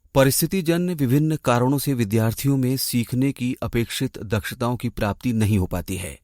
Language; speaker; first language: Hindi; native; Hindi